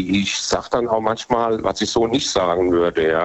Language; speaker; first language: German; native; German